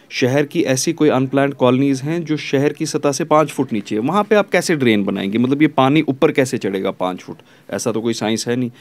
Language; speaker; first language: Hindi; non-native, local second language; Kashmiri